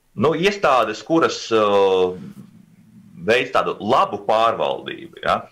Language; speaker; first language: Latvian; native; Latvian